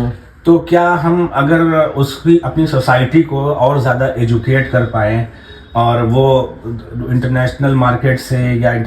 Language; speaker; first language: Hindi; native; Hindi